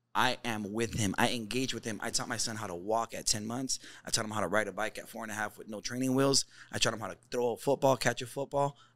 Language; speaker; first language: English; native; English